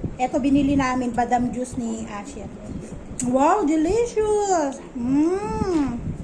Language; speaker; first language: Filipino; native; Filipino